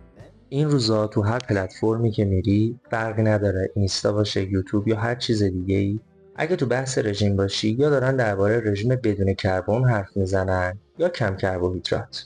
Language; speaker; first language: Persian; native; Persian